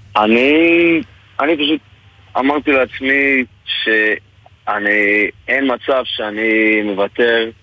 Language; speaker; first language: Hebrew; non-native, fluent; English